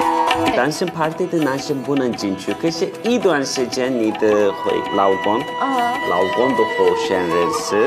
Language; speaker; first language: Chinese; non-native, fluent; Turkish